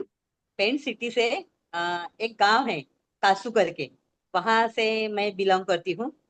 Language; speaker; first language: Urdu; non-native, local second language; Marathi